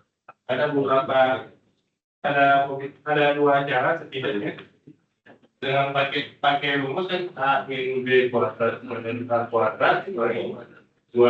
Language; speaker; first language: Indonesian; native; Indonesian